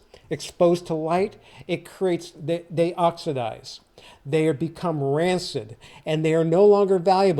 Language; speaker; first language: English; native; English